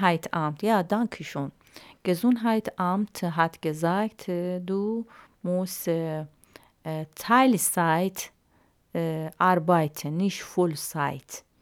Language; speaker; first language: German; non-native, learner; Arabic